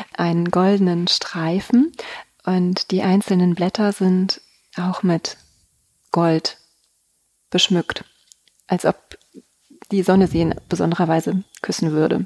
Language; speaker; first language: German; native; German